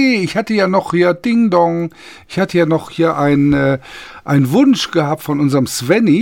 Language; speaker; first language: German; native; German